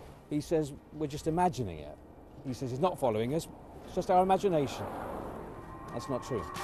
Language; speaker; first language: English; native; English